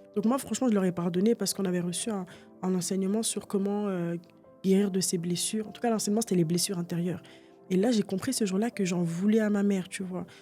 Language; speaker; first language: French; early bilingual, other home language; Portuguese